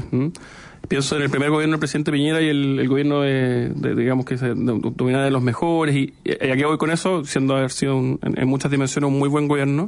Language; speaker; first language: Spanish; native; Spanish